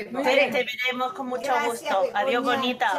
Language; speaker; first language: Spanish; native; Spanish